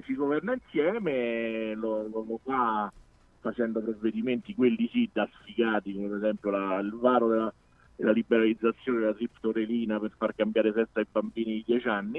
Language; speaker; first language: Italian; native; Italian